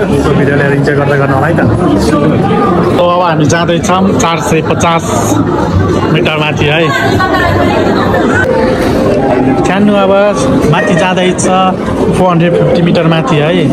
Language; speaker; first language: Nepali; native; Nepali